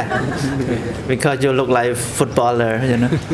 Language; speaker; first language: English; non-native, learner; Khmer